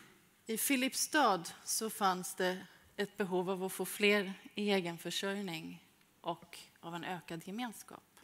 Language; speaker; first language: Swedish; native; Swedish